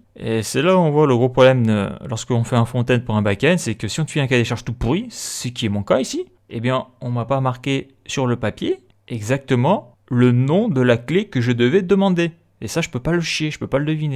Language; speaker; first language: French; native; French